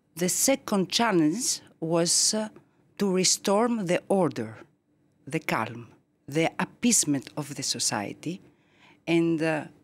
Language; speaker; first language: English; non-native, fluent; Greek